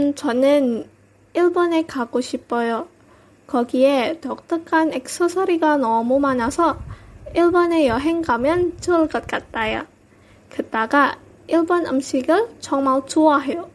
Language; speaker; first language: Korean; non-native, learner; Indonesian